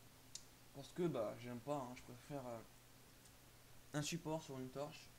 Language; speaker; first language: French; native; French